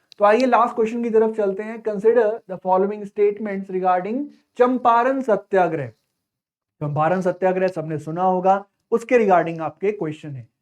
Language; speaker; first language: Hindi; native; Hindi